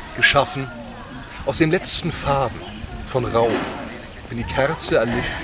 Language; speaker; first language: German; native; German